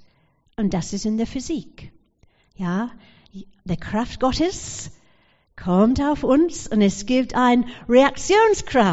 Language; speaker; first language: German; non-native, fluent; English